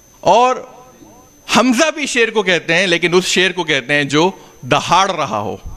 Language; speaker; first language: Urdu; native; Urdu